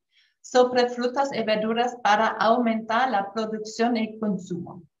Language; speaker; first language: Spanish; non-native, fluent; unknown